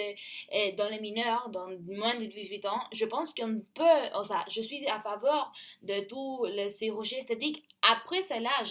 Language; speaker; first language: French; non-native, learner; Spanish